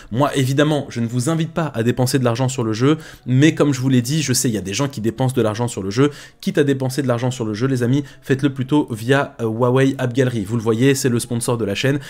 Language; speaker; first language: French; native; French